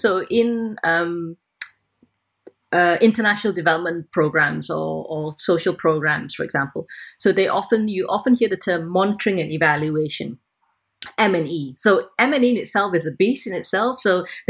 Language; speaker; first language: English; non-native, local second language; Cantonese